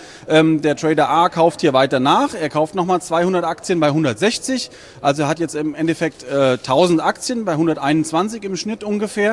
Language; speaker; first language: German; native; German